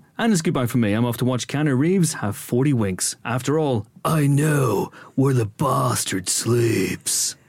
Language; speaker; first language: English; native; English